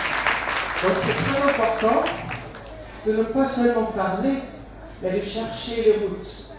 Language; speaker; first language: French; non-native, fluent; German